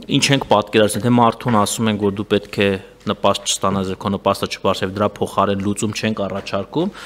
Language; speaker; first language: Armenian; native; Armenian